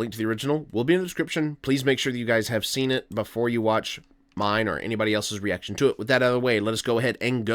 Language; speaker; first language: English; native; English